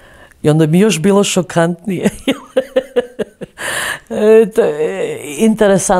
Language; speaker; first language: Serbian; early bilingual, other home language; Croatian